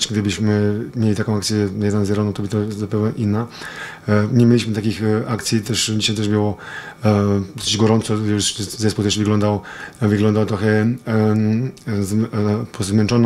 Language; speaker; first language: Polish; non-native, fluent; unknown